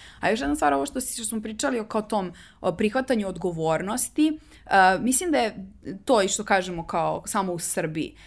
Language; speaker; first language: Serbian; native; Serbian